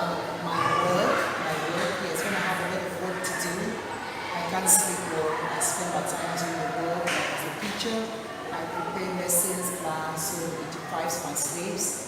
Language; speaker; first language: English; non-native, fluent; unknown